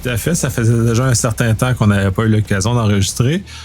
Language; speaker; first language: French; native; French